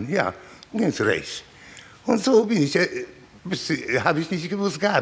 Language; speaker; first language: German; non-native, learner; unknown